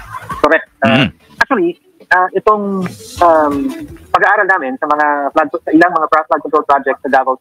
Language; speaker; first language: Filipino; native; Filipino